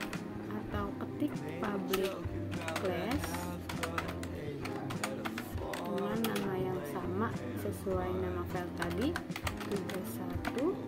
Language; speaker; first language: Indonesian; native; Indonesian